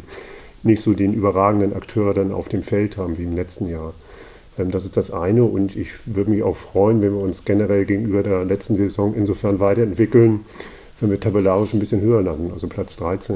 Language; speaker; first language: German; native; German